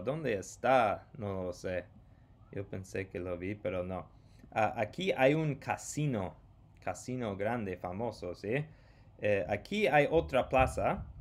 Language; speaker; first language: Spanish; non-native, fluent; English